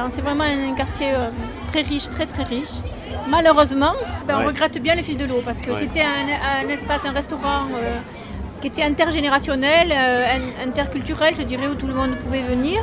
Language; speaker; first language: French; native; French